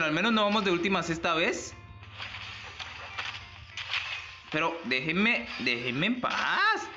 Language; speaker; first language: Spanish; native; Spanish